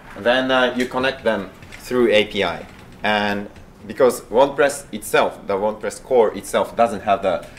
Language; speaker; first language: English; non-native, fluent; Japanese